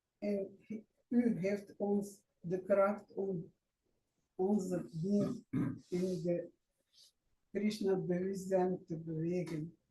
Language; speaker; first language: Dutch; non-native, learner; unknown